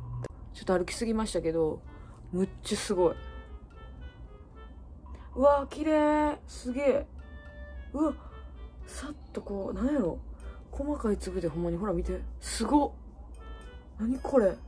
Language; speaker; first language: Japanese; native; Japanese